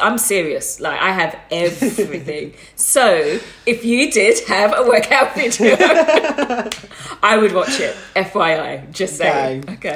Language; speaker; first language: English; native; English